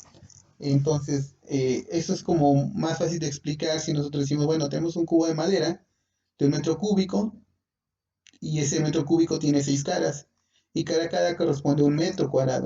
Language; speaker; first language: Spanish; native; Spanish